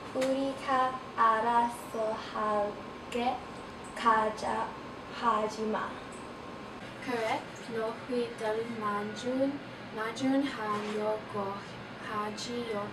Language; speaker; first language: Korean; non-native, learner; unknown